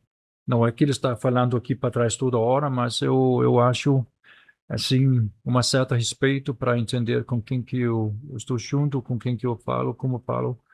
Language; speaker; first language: Portuguese; non-native, fluent; Danish